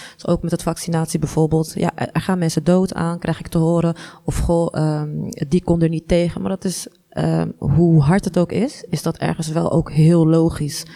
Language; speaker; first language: Dutch; early bilingual, other home language; Arabic